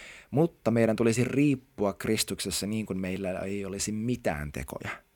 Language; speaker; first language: Finnish; native; Finnish